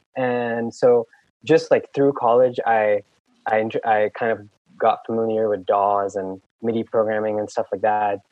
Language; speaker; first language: English; non-native, local second language; Hindi